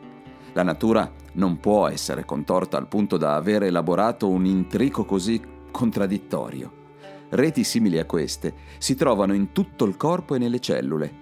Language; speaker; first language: Italian; native; Italian